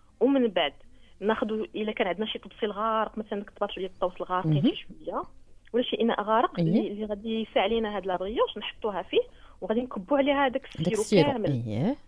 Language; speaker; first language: Arabic; native; Arabic